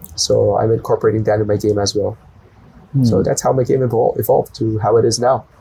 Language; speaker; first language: English; non-native, local second language; Filipino